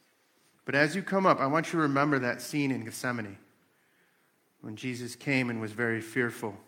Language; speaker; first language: English; native; English